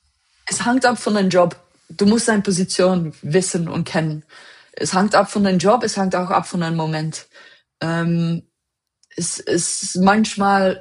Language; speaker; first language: German; non-native, fluent; Dutch